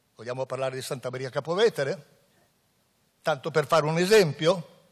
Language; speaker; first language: Italian; native; Italian